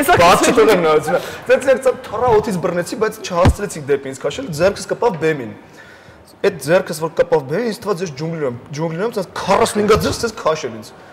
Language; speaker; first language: Armenian; native; Armenian